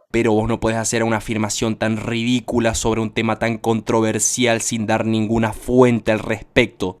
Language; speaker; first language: Spanish; native; Spanish